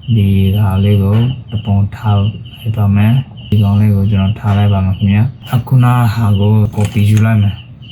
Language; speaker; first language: Burmese; non-native, local second language; Shan